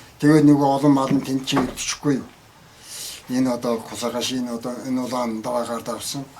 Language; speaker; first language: Mongolian; non-native, local second language; Tuvinian